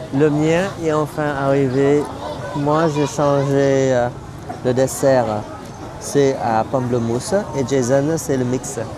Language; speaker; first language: French; non-native, fluent; Vietnamese